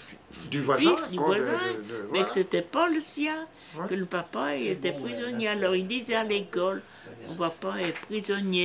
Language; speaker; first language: French; native; French